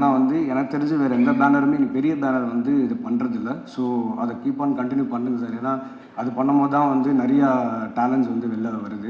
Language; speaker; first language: Tamil; native; Tamil